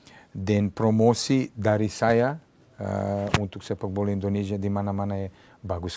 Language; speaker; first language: Indonesian; non-native, fluent; Serbian